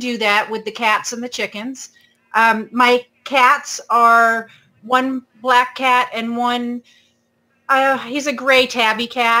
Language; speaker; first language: English; native; English